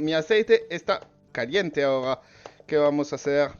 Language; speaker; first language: Spanish; non-native, learner; French